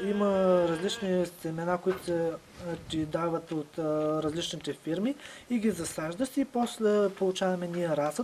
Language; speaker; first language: Bulgarian; native; Bulgarian